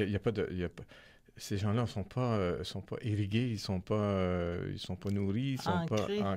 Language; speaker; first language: French; native; French